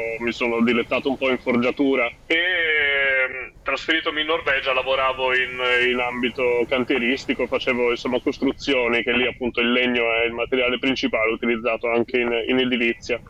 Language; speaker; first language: Italian; native; Italian